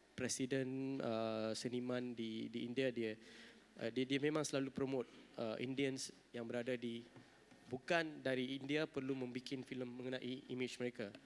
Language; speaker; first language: Malay; non-native, local second language; Tamil